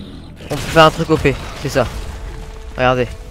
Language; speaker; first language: French; native; French